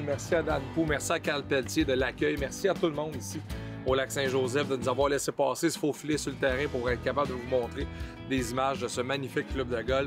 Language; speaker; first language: French; native; French